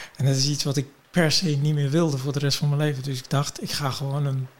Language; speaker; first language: Dutch; non-native, fluent; Kurdish